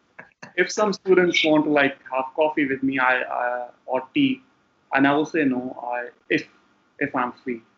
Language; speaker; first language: English; non-native, local second language; Punjabi